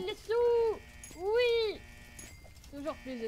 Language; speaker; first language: French; native; French